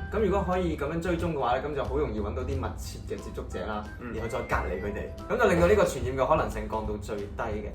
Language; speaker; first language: Cantonese; native; Cantonese